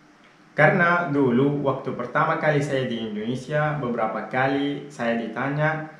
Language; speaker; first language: Indonesian; non-native, fluent; Arabic